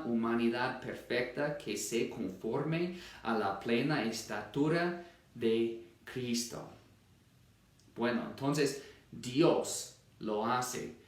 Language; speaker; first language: Spanish; non-native, fluent; English